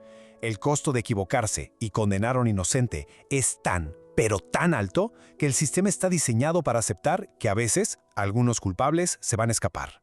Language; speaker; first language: Spanish; native; Spanish